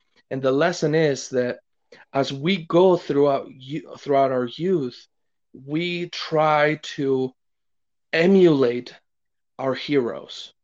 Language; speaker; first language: English; non-native, fluent; Spanish